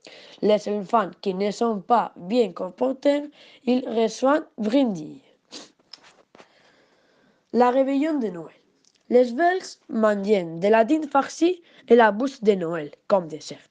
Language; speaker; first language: French; non-native, learner; Spanish